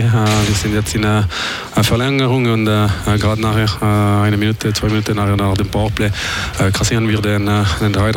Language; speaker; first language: German; non-native, local second language; French